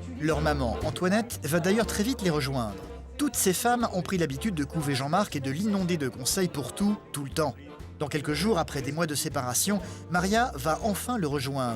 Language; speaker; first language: French; native; French